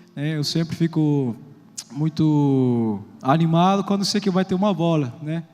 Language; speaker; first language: Portuguese; non-native, fluent; Spanish